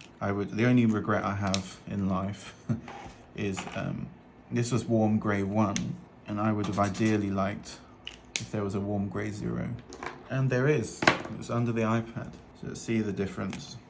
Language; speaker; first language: English; native; English